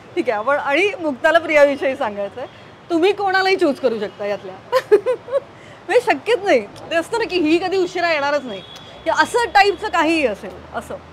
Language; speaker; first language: Marathi; native; Marathi